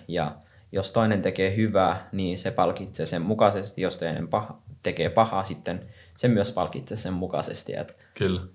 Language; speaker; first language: Finnish; non-native, fluent; Somali